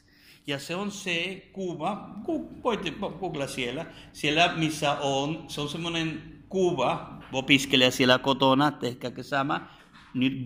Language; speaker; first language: Finnish; non-native, fluent; Spanish